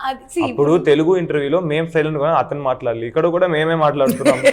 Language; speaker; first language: Telugu; non-native, local second language; Tamil